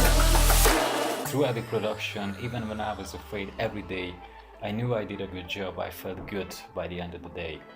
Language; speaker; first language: English; non-native, fluent; Hungarian